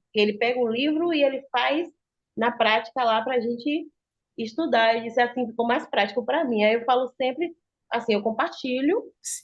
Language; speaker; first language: Portuguese; native; Portuguese